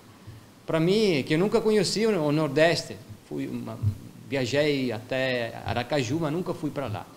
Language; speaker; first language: Portuguese; non-native, fluent; Italian